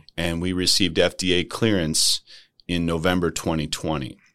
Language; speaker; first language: English; native; English